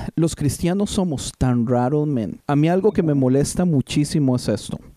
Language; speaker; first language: Spanish; native; Spanish